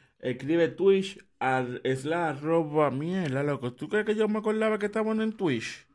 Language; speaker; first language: Spanish; native; Spanish